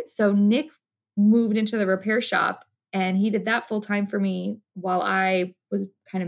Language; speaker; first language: English; native; English